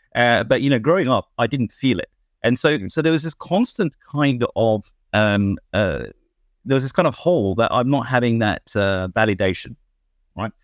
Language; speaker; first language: English; native; English